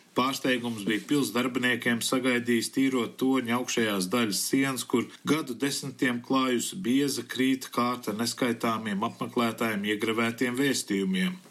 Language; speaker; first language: Latvian; early bilingual, heritage; Latvian